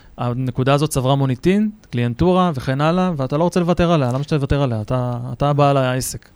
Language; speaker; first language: Hebrew; native; Hebrew